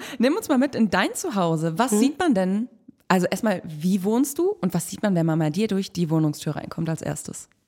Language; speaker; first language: German; native; German